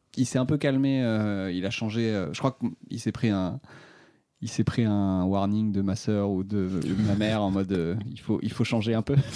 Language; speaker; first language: French; native; French